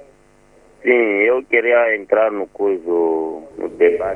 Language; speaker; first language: Portuguese; non-native, local second language; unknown